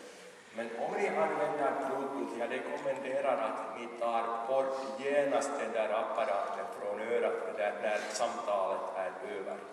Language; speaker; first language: Swedish; non-native, local second language; Finnish